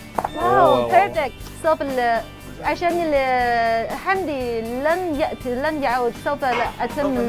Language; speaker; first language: Arabic; non-native, learner; Chinese